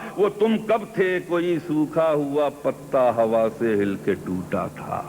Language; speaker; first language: Urdu; native; Urdu